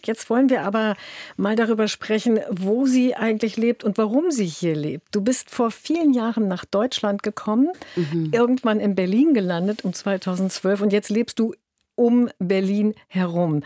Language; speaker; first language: German; native; German